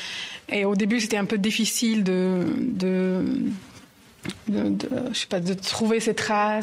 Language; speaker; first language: French; non-native, local second language; Arabic